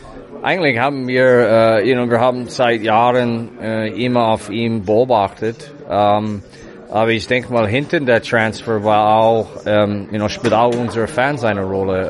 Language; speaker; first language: German; non-native, fluent; English